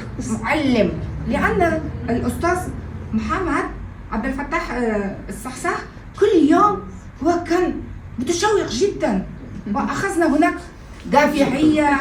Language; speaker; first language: Arabic; non-native, fluent; Kazakh